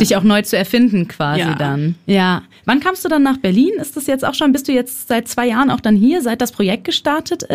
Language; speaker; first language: German; native; German